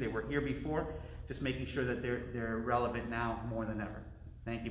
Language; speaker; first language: English; early bilingual, other home language; Spanish